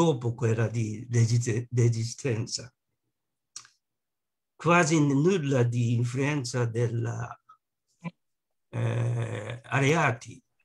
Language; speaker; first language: Italian; non-native, learner; Japanese